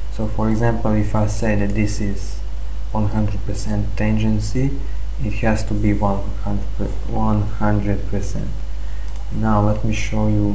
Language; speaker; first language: English; non-native, fluent; Serbian